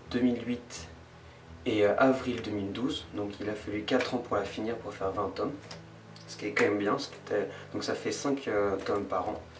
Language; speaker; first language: French; native; French